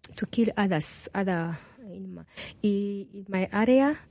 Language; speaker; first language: English; non-native, learner; Kinyarwanda